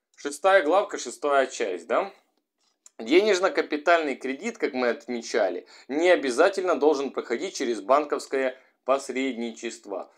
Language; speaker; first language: Russian; native; Russian